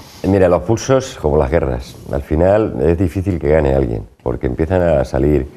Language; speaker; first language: Spanish; native; Spanish